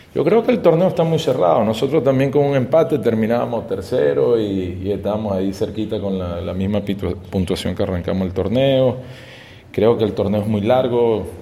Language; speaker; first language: Spanish; native; Spanish